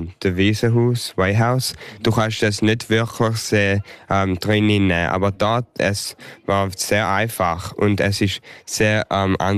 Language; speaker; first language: German; early bilingual, heritage; English